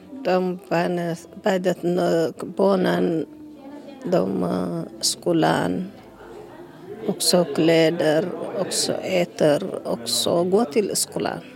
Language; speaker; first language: Swedish; non-native, learner; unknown